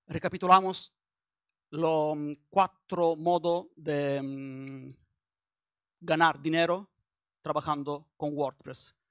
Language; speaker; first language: Spanish; non-native, learner; Italian